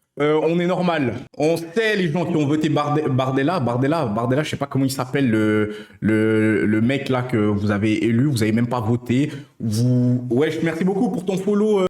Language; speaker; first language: French; native; French